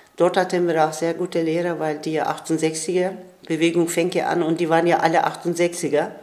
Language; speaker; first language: German; non-native, fluent; Turkish